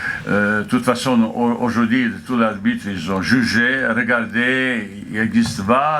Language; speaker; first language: French; non-native, fluent; Bosnian